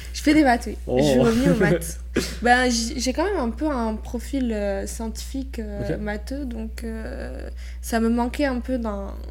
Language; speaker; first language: French; non-native, local second language; Arabic